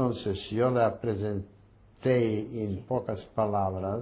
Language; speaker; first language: Spanish; early bilingual, heritage; Ladino